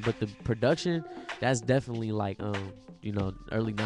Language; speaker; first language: English; native; English